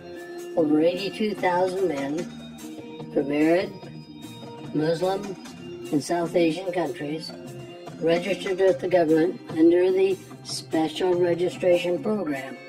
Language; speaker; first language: English; native; English